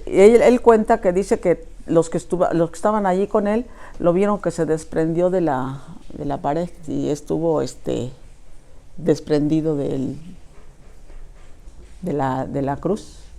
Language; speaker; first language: Spanish; native; Spanish